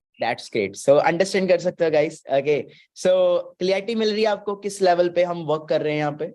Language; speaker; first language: Hindi; non-native, local second language; Punjabi